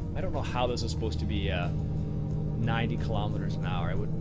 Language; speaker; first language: English; native; English